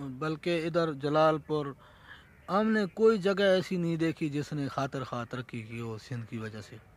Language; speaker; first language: Urdu; non-native, local second language; Punjabi